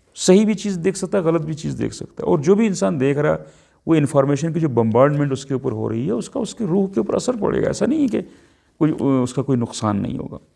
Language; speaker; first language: Urdu; non-native, local second language; Pahari-Potwari